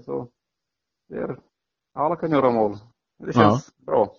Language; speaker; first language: Swedish; non-native, fluent; Romanian